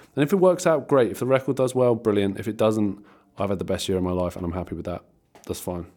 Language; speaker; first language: English; native; English